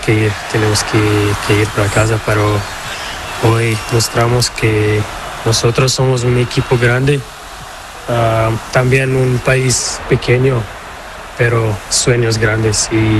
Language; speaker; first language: Spanish; non-native, learner; Portuguese